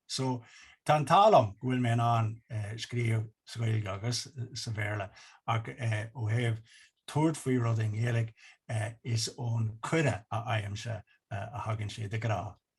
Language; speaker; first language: Irish; non-native, local second language; English